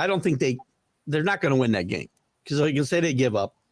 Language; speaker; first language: English; native; English